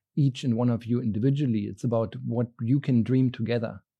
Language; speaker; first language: English; non-native, fluent; German